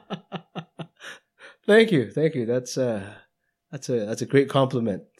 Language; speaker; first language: English; non-native, fluent; Indonesian